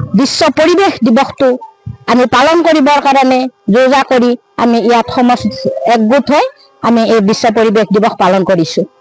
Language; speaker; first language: Assamese; native; Assamese